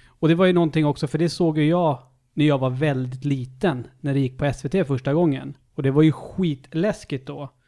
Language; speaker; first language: Swedish; native; Swedish